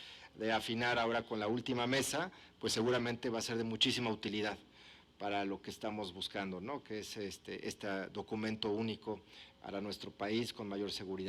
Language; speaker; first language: Spanish; native; Spanish